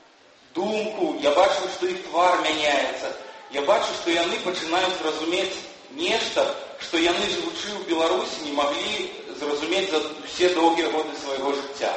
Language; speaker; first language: Belarusian; non-native, fluent; Lithuanian